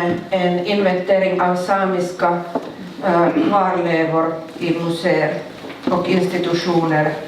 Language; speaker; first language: Swedish; non-native, local second language; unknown